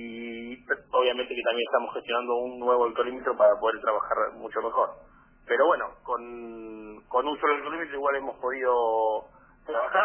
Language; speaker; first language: Spanish; native; Spanish